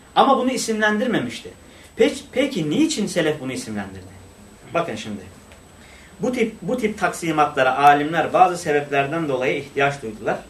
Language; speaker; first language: Turkish; non-native, local second language; Kurdish